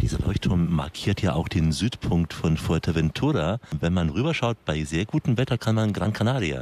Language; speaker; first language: German; native; German